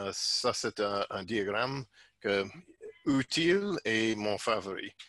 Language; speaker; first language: French; non-native, learner; English